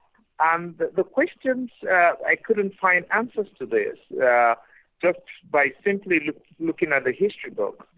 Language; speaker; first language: English; non-native, local second language; Igbo